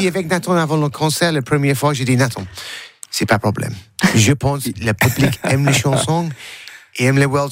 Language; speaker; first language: French; non-native, learner; English